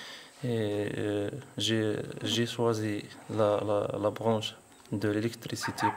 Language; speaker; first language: French; non-native, learner; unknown